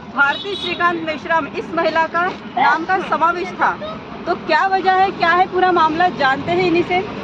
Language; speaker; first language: Hindi; non-native, local second language; Marathi